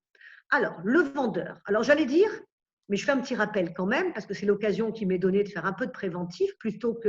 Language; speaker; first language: French; native; French